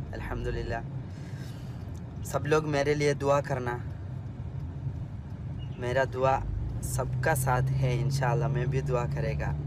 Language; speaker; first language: Hindi; non-native, local second language; Malayalam